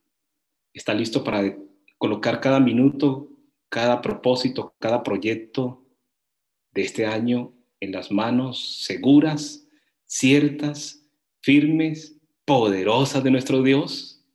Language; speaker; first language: Spanish; native; Spanish